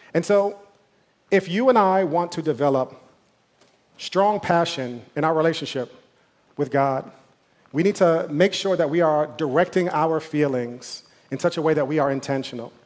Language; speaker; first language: English; native; English